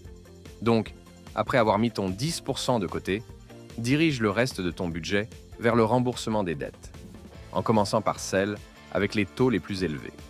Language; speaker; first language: French; native; French